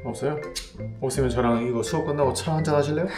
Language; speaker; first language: Korean; native; Korean